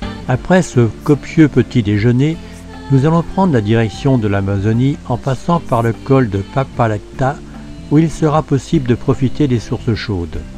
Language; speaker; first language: French; native; French